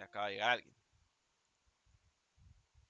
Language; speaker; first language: Spanish; native; Spanish